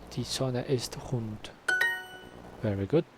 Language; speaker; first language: German; non-native, learner; Spanish